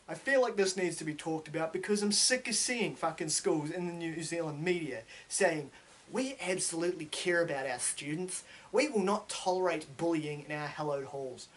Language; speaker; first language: English; native; English